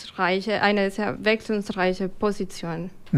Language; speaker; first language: German; non-native, fluent; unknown